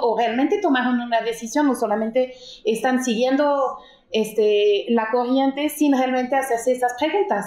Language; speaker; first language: Spanish; native; Spanish